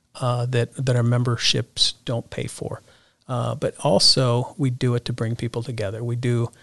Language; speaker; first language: English; native; English